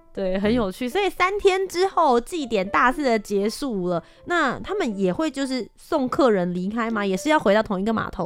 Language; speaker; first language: Chinese; native; Chinese